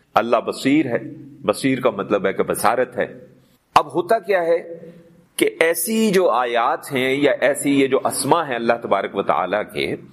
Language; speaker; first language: Urdu; non-native, local second language; Punjabi